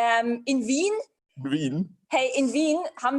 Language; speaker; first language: German; native; German